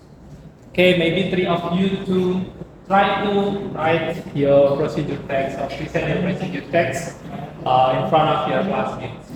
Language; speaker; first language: English; non-native, learner; Indonesian